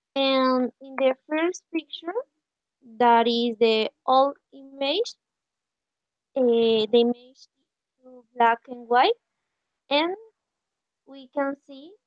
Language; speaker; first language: English; non-native, learner; Spanish